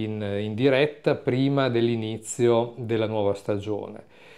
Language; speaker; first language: Italian; native; Italian